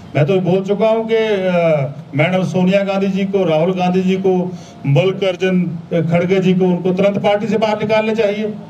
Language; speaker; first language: Hindi; non-native, local second language; Punjabi